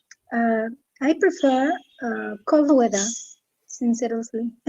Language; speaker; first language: English; non-native, learner; Spanish